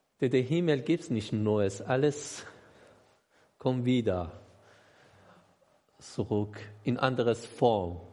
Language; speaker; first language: German; non-native, learner; Persian